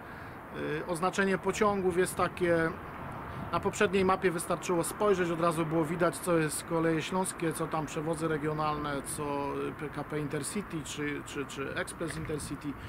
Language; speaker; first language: Polish; native; Polish